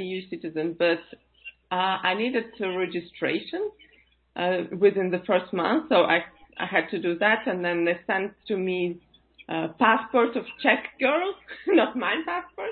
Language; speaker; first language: English; non-native, fluent; Russian